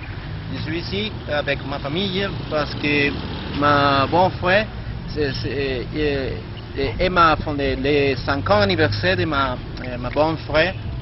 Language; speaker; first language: French; non-native, learner; Spanish